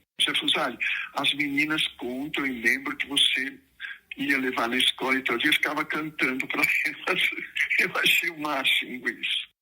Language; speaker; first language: Portuguese; native; Portuguese